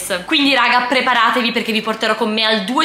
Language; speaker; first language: Italian; native; Italian